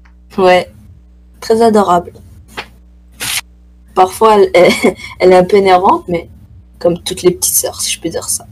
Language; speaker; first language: French; native; French